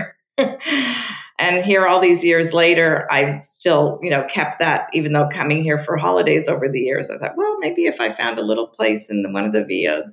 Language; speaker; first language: English; non-native, fluent; French